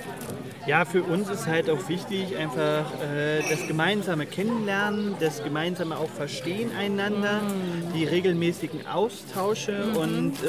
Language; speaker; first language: German; native; German